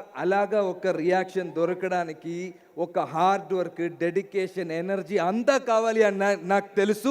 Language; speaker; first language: Telugu; non-native, learner; Malayalam